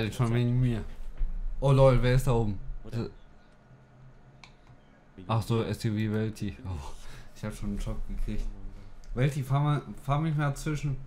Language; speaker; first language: German; native; German